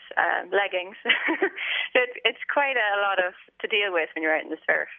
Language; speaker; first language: English; native; English